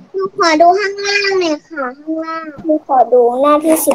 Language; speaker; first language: Thai; native; Thai